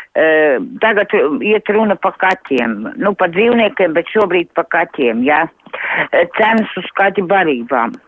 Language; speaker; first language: Latvian; native; Latvian